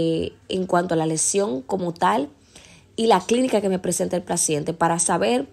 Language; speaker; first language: Spanish; native; Spanish